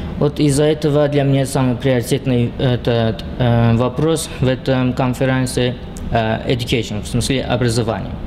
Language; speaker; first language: Russian; non-native, fluent; Azerbaijani